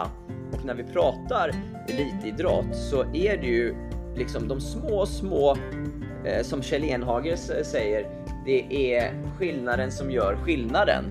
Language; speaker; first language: Swedish; native; Swedish